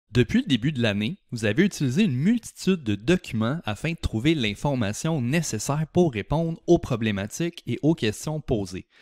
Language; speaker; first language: French; native; French